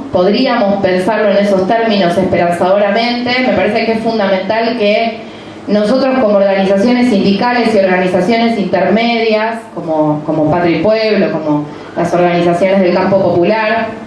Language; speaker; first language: Spanish; native; Spanish